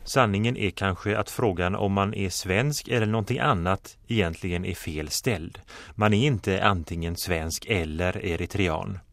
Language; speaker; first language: Swedish; native; Swedish